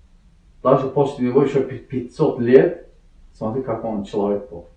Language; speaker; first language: Russian; non-native, learner; Azerbaijani